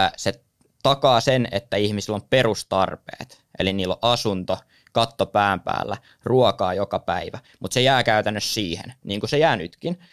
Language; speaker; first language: Finnish; native; Finnish